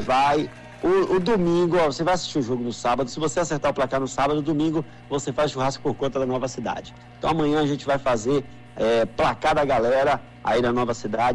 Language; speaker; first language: Portuguese; native; Portuguese